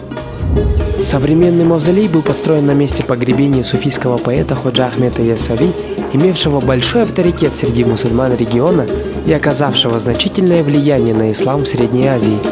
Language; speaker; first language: Russian; native; Russian